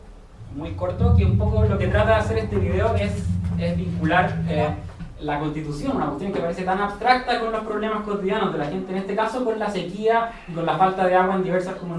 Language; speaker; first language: Spanish; native; Spanish